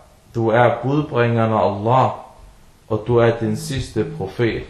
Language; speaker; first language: Danish; early bilingual, other home language; Arabic